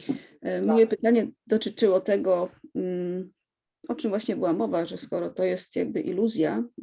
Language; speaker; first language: Polish; native; Polish